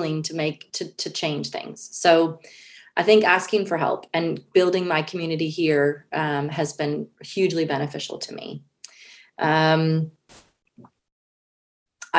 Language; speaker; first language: English; native; English